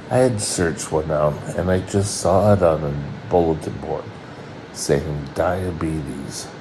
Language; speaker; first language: English; native; English